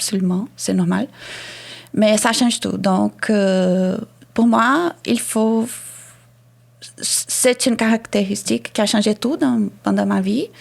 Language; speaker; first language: French; non-native, fluent; Portuguese